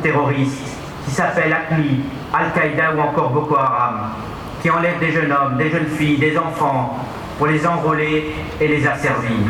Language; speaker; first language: French; native; French